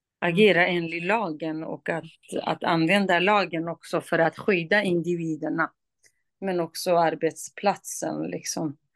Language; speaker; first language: Swedish; non-native, fluent; Kurdish